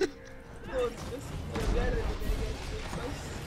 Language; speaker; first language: Finnish; non-native, learner; Estonian